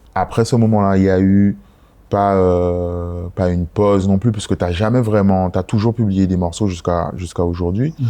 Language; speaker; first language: French; native; French